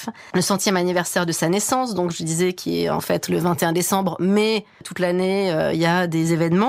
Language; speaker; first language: French; native; French